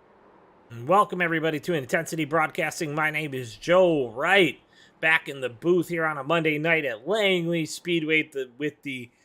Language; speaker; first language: English; native; English